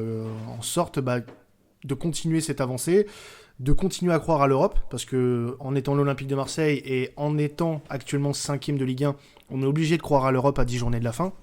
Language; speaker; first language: French; native; French